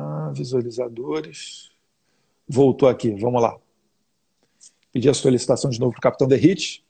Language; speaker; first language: Portuguese; native; Portuguese